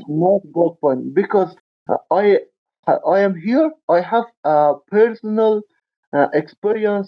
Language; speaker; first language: English; non-native, learner; Persian